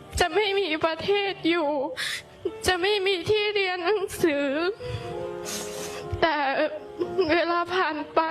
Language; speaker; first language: Thai; non-native, local second language; Hmong